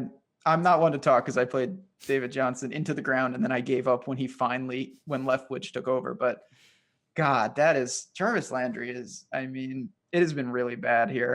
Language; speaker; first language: English; native; English